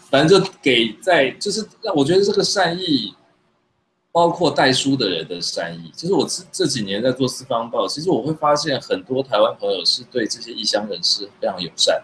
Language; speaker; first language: Chinese; native; Chinese